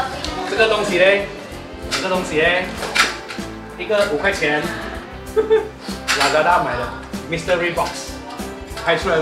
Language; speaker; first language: Chinese; native; Chinese